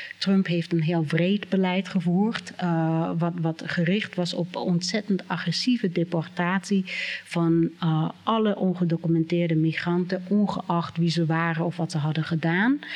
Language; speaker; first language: Dutch; non-native, fluent; English